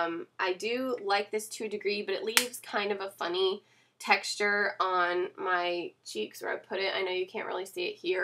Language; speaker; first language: English; native; English